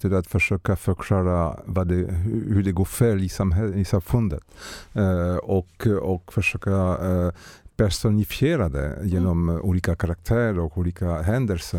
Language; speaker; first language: Swedish; non-native, fluent; French